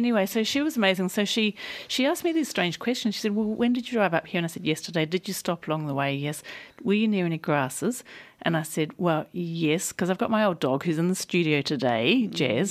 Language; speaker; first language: English; native; English